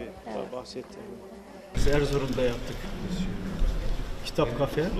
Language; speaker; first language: Turkish; native; Turkish